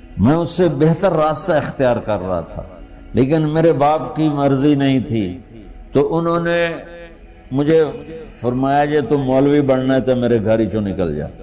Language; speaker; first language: Urdu; non-native, local second language; Punjabi